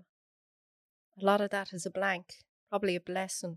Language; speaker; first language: English; native; English